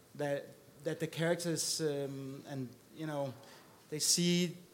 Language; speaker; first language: English; non-native, fluent; Danish